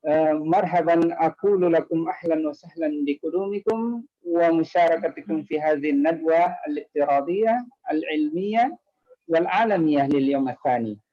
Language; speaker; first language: Arabic; non-native, fluent; Indonesian